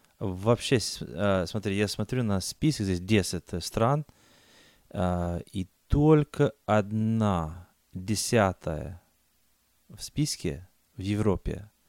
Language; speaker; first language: Russian; non-native, fluent; English